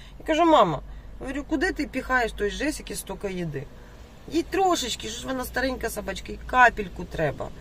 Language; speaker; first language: Ukrainian; non-native, local second language; Russian